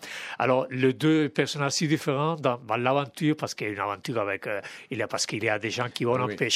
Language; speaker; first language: French; non-native, fluent; Spanish